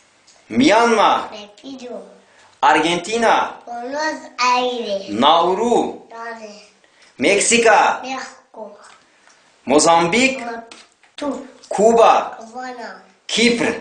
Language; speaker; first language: Russian; non-native, local second language; Tajik